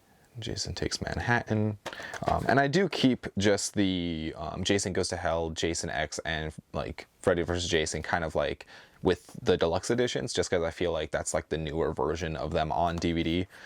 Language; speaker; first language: English; native; English